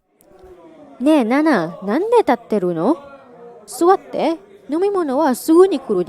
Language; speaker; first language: Japanese; non-native, learner; English